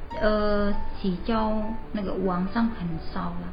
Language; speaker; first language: Chinese; non-native, learner; Indonesian